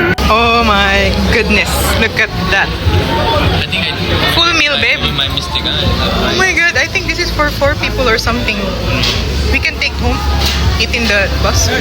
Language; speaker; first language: English; non-native, local second language; Filipino